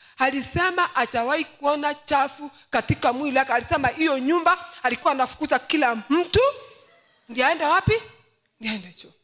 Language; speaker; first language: Swahili; non-native, local second language; Gusii